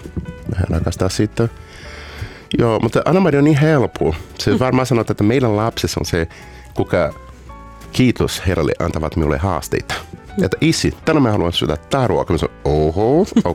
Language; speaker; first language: Finnish; non-native, fluent; Portuguese